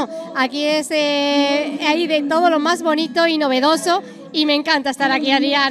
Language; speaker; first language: Spanish; native; Spanish